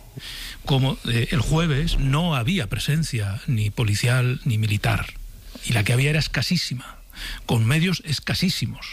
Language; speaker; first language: Spanish; native; Spanish